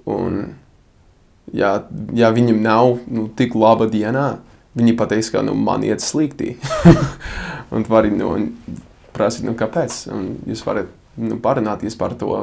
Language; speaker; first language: Latvian; non-native, fluent; English